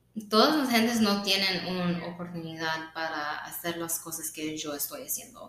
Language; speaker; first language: Spanish; non-native, fluent; English